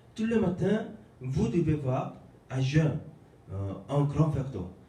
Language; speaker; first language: French; non-native, fluent; Korean